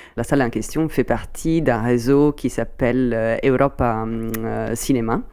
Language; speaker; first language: French; non-native, fluent; Italian